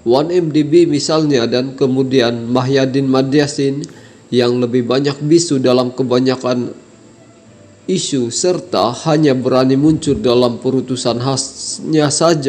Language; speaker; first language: Malay; native; Malay